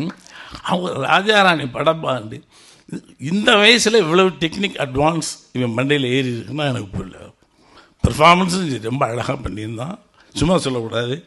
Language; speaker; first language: Tamil; native; Tamil